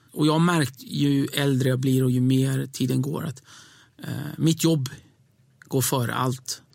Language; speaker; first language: Swedish; early bilingual, other home language; Kurdish